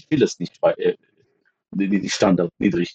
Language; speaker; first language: German; non-native, fluent; Hebrew